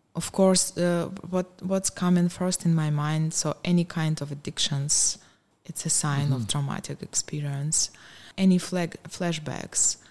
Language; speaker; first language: English; non-native, fluent; Ukrainian